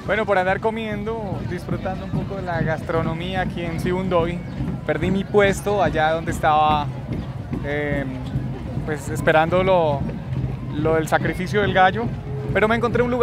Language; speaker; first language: Spanish; native; Spanish